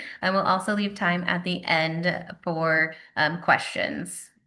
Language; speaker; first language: English; native; English